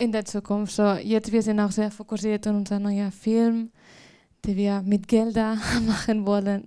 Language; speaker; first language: German; non-native, fluent; Spanish